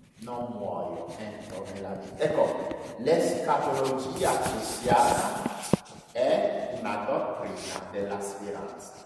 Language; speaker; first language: Italian; non-native, fluent; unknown